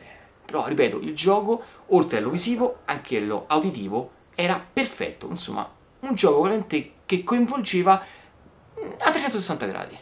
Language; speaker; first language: Italian; native; Italian